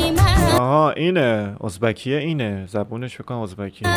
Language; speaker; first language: Persian; native; Persian